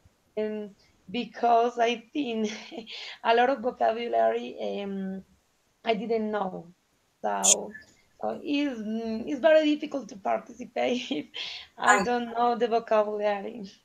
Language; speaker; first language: English; non-native, learner; Spanish